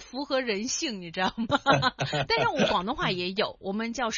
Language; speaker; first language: Chinese; non-native, local second language; Cantonese